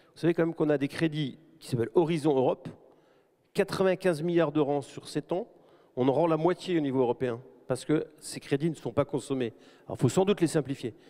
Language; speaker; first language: French; native; French